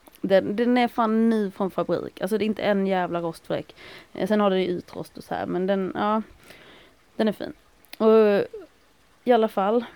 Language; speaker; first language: Swedish; native; Swedish